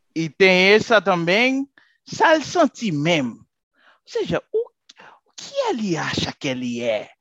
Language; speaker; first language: Portuguese; non-native, fluent; Haitian Creole